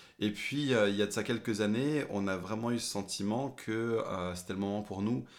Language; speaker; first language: French; early bilingual, other home language; English